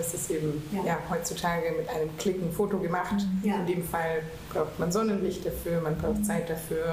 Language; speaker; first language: German; native; German